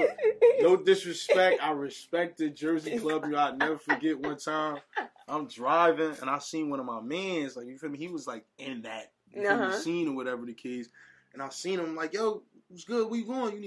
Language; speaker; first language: English; native; English